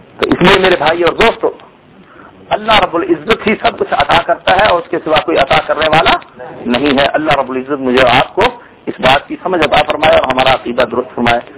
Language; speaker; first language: Urdu; non-native, local second language; Punjabi